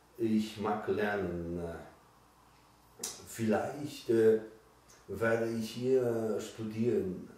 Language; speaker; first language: German; non-native, learner; Polish